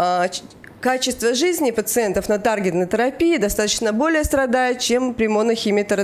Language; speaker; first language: Russian; native; Russian